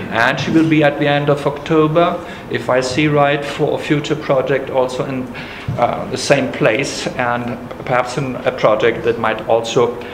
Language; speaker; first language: English; non-native, fluent; German